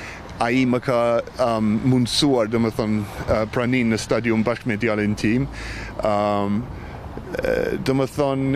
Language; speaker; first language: Albanian; non-native, fluent; English